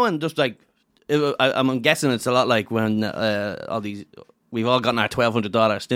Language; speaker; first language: English; native; English